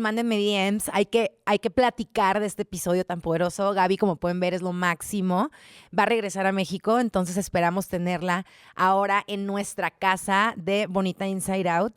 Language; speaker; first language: Spanish; native; Spanish